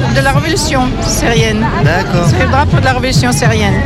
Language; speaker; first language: French; non-native, fluent; Kurdish